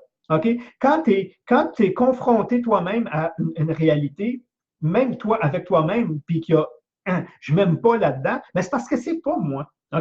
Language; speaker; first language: French; native; French